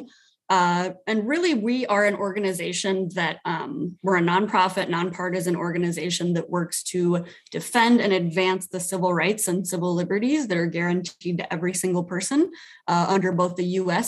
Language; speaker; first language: English; native; English